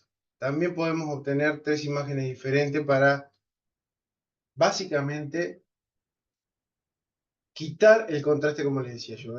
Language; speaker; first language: Spanish; native; Spanish